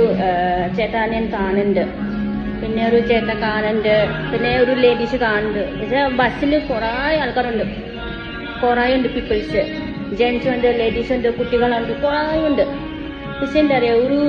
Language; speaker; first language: Malayalam; non-native, learner; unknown